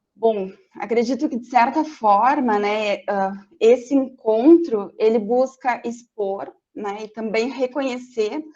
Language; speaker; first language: Portuguese; native; Portuguese